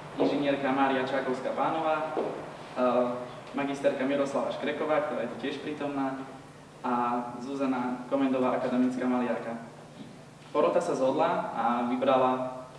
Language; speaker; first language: Slovak; native; Slovak